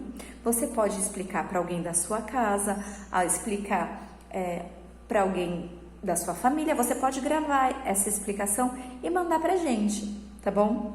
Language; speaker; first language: Portuguese; native; Portuguese